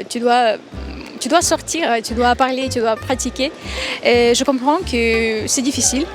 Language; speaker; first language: French; non-native, fluent; Russian